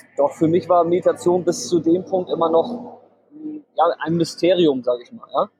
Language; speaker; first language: German; native; German